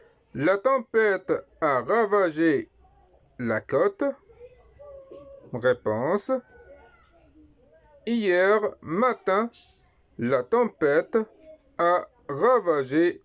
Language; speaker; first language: French; non-native, local second language; Arabic